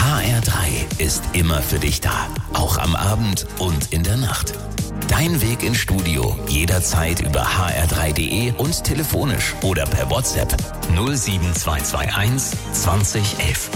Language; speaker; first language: German; native; German